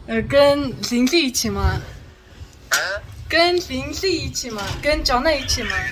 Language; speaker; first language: Chinese; non-native, fluent; Mongolian